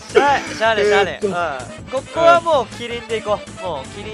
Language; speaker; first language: Japanese; native; Japanese